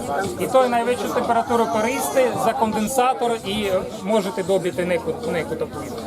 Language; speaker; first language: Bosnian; non-native, learner; Ukrainian